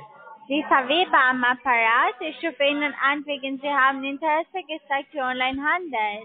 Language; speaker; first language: German; non-native, learner; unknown